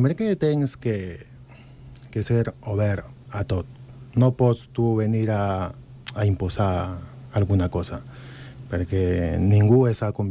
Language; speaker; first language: Catalan; non-native, learner; Spanish